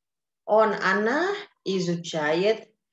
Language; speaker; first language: Russian; non-native, fluent; Indonesian